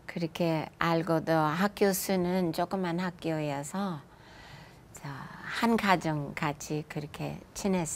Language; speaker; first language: Korean; non-native, fluent; English